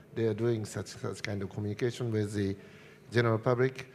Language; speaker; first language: English; non-native, fluent; Japanese